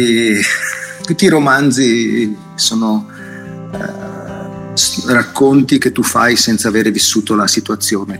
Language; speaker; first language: Italian; native; Italian